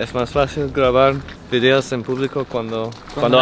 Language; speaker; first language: Spanish; non-native, learner; English